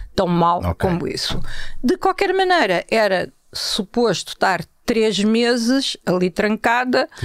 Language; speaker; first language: Portuguese; native; Portuguese